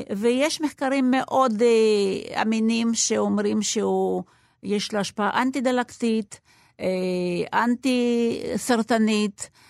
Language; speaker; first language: Hebrew; non-native, fluent; Russian